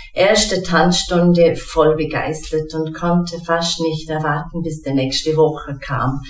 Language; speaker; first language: German; non-native, fluent; English